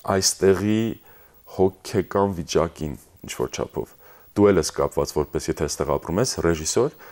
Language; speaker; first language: Armenian; early bilingual, heritage; Armenian